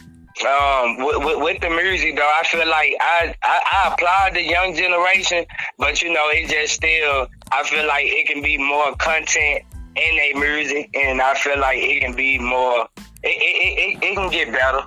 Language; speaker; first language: English; native; English